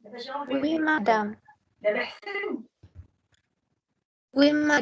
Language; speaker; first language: French; non-native, local second language; Arabic